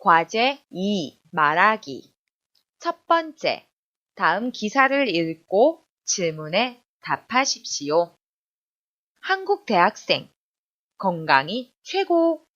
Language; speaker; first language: Korean; non-native, fluent; Chinese